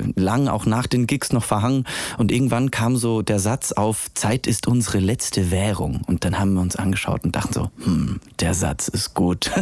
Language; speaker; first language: German; native; German